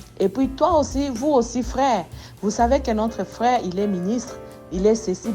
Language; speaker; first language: French; non-native, local second language; Lingala